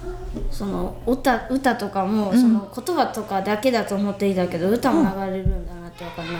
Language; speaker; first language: Japanese; native; Japanese